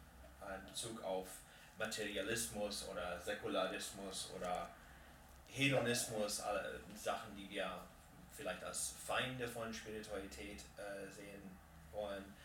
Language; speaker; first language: German; non-native, fluent; English